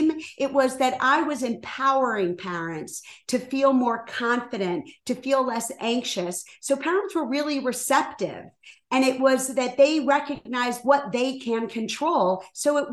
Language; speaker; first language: English; native; English